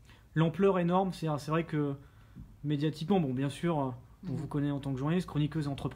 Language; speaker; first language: French; native; French